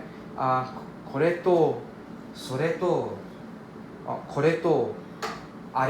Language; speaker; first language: Japanese; non-native, fluent; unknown